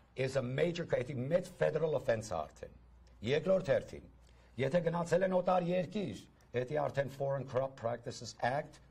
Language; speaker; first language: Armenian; early bilingual, heritage; Armenian